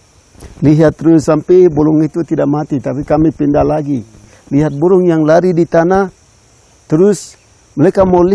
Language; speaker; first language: Indonesian; non-native, local second language; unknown